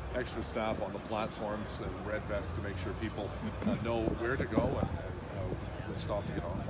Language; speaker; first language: English; native; English